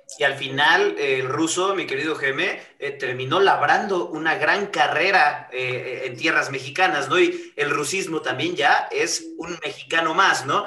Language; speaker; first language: Spanish; native; Spanish